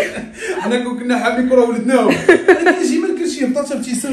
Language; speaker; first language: Arabic; native; Arabic